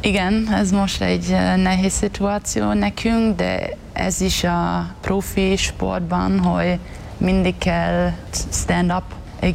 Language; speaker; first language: Hungarian; non-native, learner; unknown